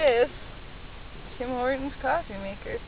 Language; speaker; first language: English; native; English